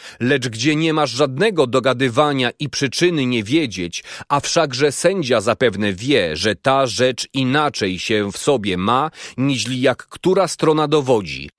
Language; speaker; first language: Polish; native; Polish